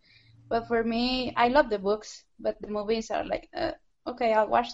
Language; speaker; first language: English; non-native, fluent; Spanish